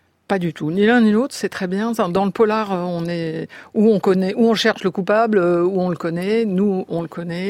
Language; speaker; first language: French; native; French